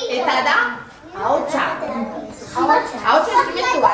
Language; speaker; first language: Basque; non-native, local second language; Spanish